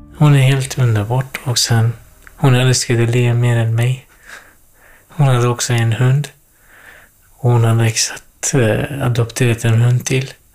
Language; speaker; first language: Swedish; non-native, fluent; Central Kurdish